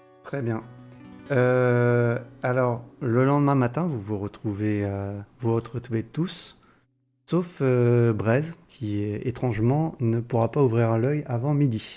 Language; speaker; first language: French; native; French